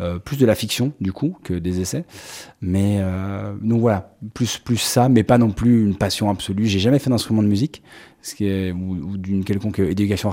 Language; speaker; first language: French; native; French